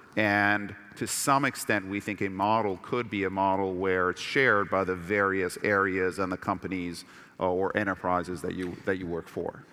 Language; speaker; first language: English; early bilingual, other home language; Persian